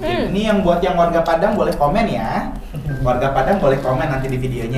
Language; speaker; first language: Indonesian; native; Indonesian